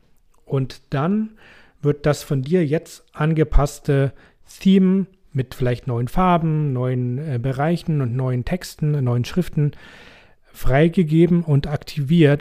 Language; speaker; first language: German; native; German